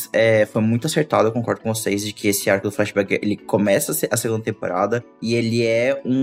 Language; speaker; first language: Portuguese; native; Portuguese